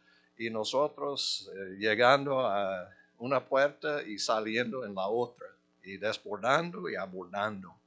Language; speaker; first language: Spanish; non-native, fluent; English